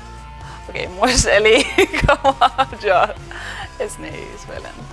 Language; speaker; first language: Hungarian; non-native, learner; Dutch